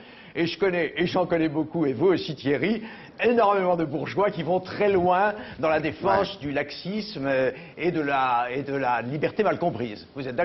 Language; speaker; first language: French; native; French